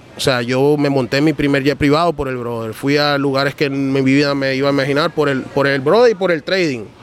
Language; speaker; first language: Spanish; early bilingual, heritage; Spanish